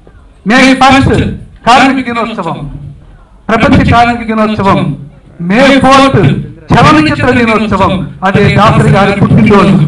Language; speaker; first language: Telugu; native; Telugu